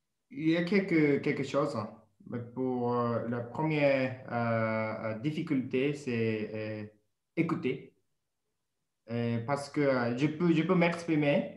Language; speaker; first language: French; non-native, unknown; Japanese